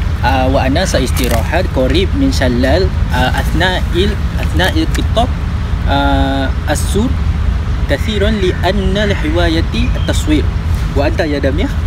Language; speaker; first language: Arabic; non-native, learner; Malay